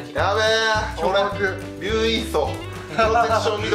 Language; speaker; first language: Japanese; native; Japanese